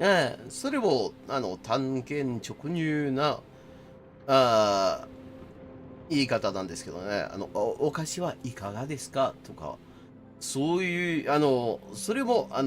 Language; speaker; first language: Japanese; non-native, fluent; English